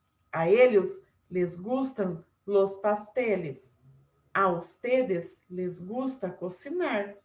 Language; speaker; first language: Spanish; non-native, fluent; Portuguese